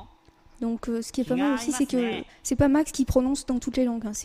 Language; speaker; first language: French; native; French